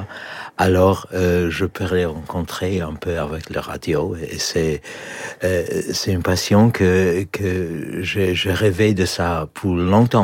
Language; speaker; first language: French; non-native, fluent; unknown